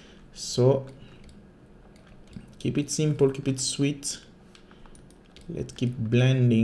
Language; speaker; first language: English; non-native, fluent; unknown